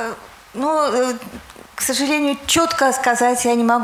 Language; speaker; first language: Russian; native; Russian